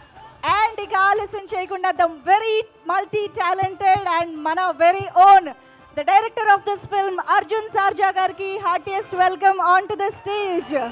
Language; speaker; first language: Telugu; native; Telugu